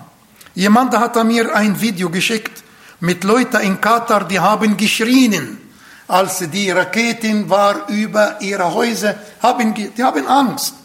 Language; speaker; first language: German; non-native, fluent; Arabic